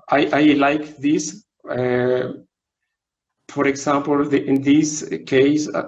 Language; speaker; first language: English; non-native, learner; Spanish